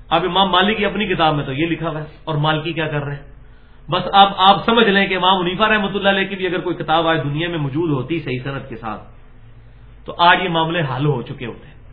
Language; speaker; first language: Urdu; non-native, local second language; Punjabi